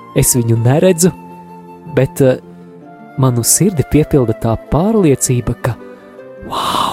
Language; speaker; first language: Latvian; native; Latvian